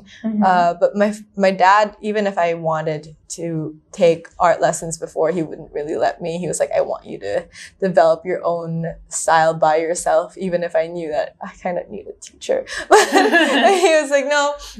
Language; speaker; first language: English; non-native, local second language; Filipino